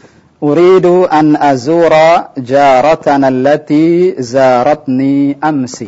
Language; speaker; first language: Arabic; non-native, fluent; Indonesian